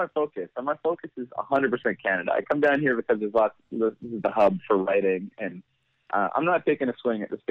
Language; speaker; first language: English; native; English